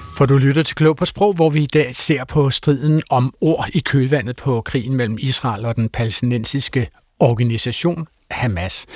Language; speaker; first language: Danish; native; Danish